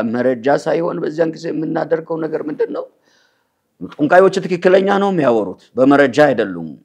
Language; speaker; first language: Amharic; non-native, local second language; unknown